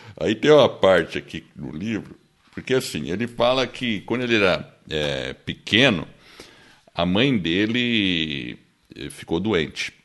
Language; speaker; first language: Portuguese; early bilingual, other home language; English